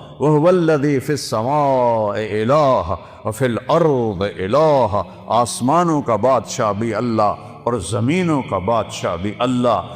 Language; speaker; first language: Urdu; non-native, local second language; Saraiki